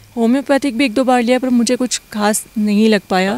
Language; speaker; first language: Hindi; native; Hindi